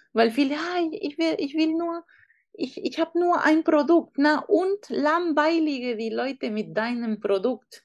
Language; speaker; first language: German; non-native, fluent; Spanish